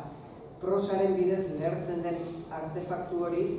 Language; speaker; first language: Basque; native; Basque